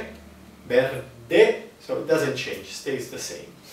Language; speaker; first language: English; non-native, fluent; Italian